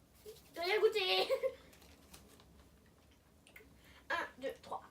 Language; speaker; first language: French; native; French